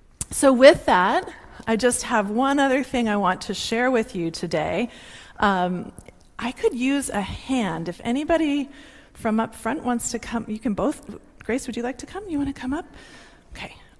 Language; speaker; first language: English; native; English